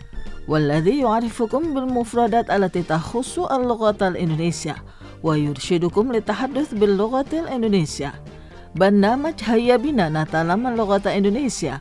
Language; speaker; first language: Arabic; non-native, fluent; Indonesian